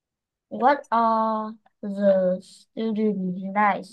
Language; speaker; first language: English; non-native, learner; Vietnamese